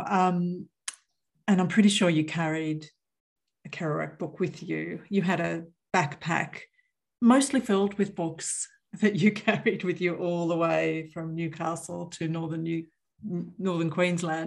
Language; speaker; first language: English; native; English